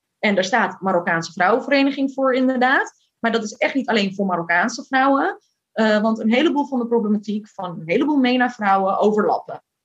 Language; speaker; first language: Dutch; early bilingual, other home language; Turkish